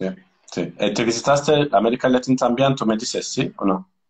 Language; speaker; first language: Spanish; non-native, learner; Turkish